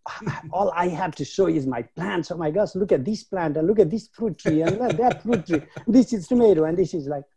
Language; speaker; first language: English; non-native, local second language; Nepali